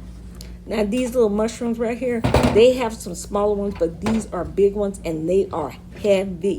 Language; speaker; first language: English; native; English